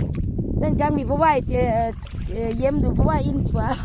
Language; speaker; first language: Danish; non-native, learner; Thai